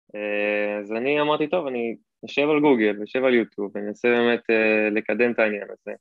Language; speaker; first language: Hebrew; native; Hebrew